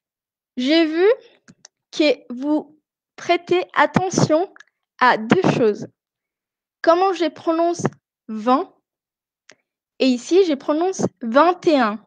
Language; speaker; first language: French; non-native, fluent; Spanish